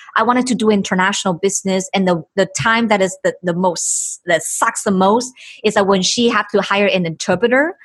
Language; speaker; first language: English; non-native, fluent; Chinese